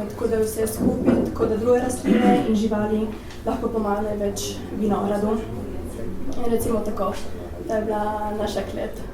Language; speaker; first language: Slovenian; early bilingual, heritage; Italian